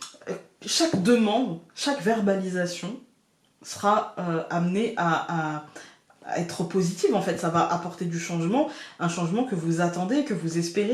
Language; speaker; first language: French; native; French